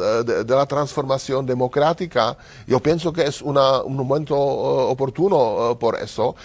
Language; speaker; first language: Spanish; non-native, learner; Czech